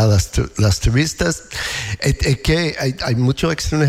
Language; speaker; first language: Spanish; non-native, learner; English